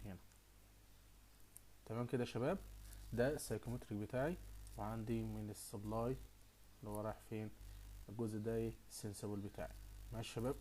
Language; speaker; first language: Arabic; native; Arabic